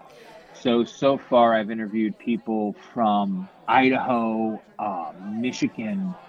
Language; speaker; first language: English; native; English